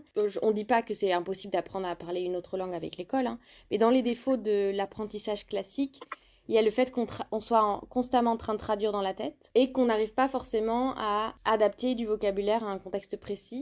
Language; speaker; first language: French; native; French